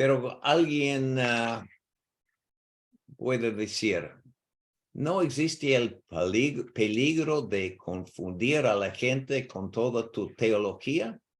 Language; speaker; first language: Spanish; non-native, learner; English